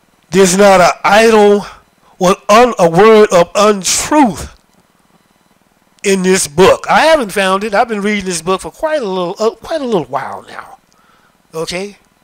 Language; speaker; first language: English; native; English